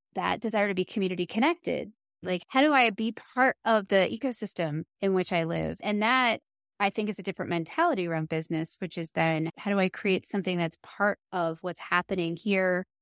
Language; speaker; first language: English; native; English